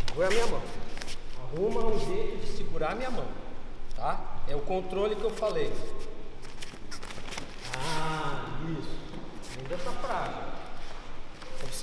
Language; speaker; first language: Portuguese; native; Portuguese